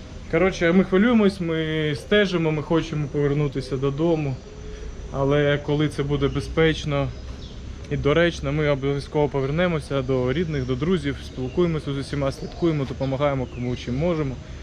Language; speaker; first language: Ukrainian; non-native, local second language; Russian